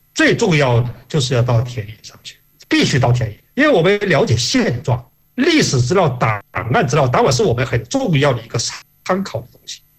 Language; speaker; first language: Chinese; non-native, local second language; Hakka Chinese